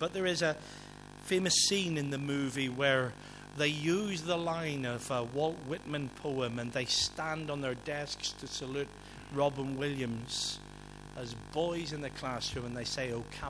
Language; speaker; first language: English; native; English